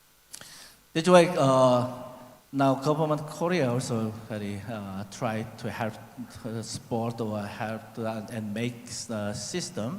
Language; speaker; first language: English; non-native, learner; Korean